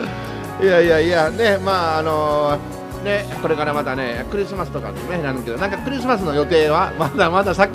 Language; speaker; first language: Japanese; native; Japanese